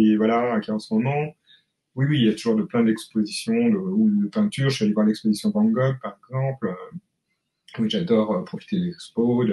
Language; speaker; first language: French; native; French